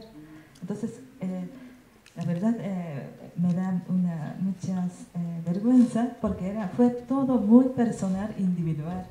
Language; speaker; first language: Spanish; non-native, learner; Japanese